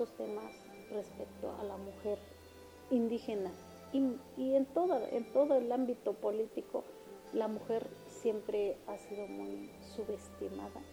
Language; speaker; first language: Spanish; non-native, local second language; Mixtepec Mixtec